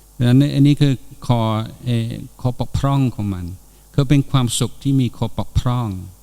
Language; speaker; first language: Thai; non-native, fluent; English